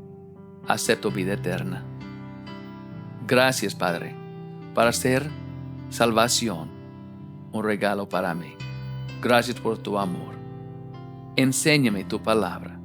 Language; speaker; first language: Spanish; non-native, fluent; English